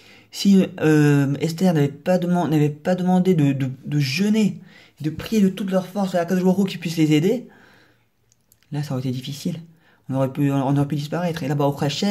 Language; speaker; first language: French; native; French